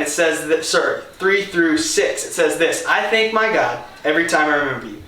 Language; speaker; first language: English; native; English